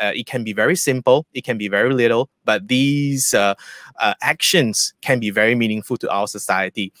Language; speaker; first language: English; non-native, local second language; Chinese